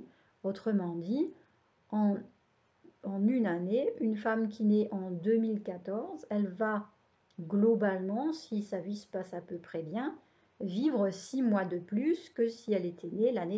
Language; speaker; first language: French; native; French